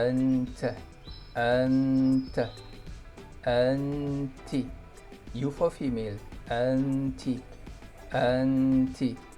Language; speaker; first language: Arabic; non-native, fluent; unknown